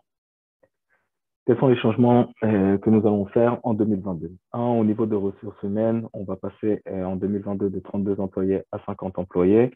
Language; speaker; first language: French; non-native, fluent; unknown